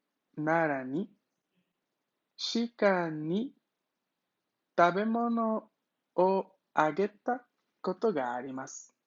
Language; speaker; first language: Japanese; non-native, fluent; Spanish